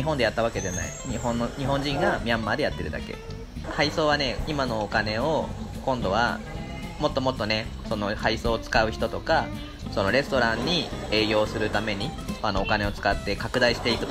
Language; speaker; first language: Japanese; native; Japanese